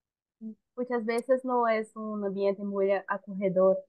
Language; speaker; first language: Spanish; non-native, learner; Portuguese